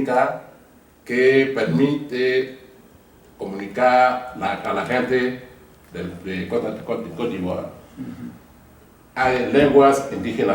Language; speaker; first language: Spanish; non-native, fluent; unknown